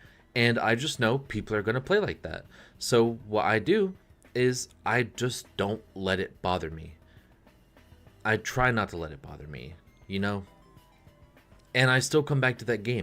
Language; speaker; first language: English; native; English